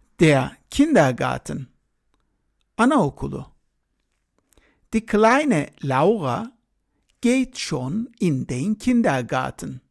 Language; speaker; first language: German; non-native, fluent; Turkish